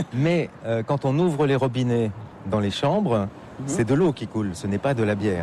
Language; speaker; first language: French; native; French